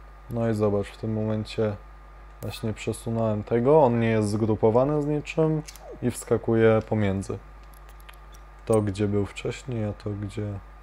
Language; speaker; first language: Polish; native; Polish